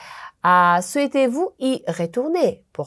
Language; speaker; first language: French; non-native, fluent; Uzbek